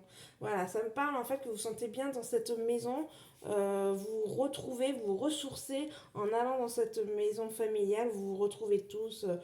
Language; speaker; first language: French; native; French